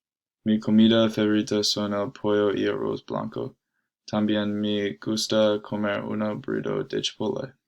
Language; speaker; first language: Spanish; non-native, learner; English